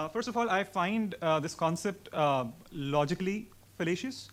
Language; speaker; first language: English; non-native, local second language; Urdu